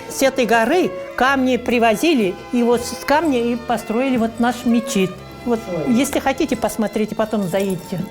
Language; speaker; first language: Russian; non-native, local second language; Bashkir